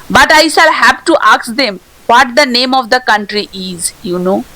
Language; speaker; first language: English; non-native, local second language; Bangla